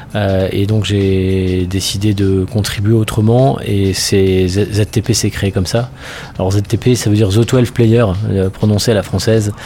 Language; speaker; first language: French; native; French